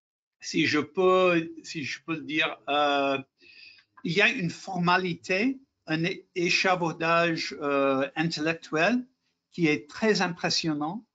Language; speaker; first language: French; non-native, fluent; English